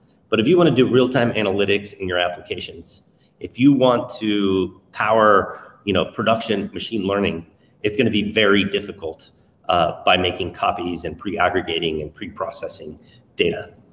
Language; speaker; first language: English; non-native, fluent; Spanish